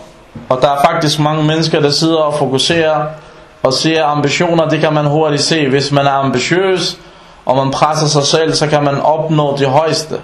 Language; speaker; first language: Danish; early bilingual, other home language; Arabic